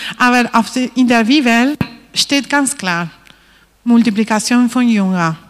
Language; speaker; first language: German; non-native, fluent; Spanish